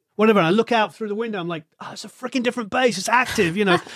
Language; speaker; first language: English; native; English